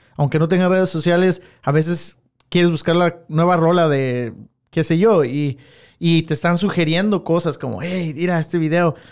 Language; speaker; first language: Spanish; early bilingual, heritage; Spanish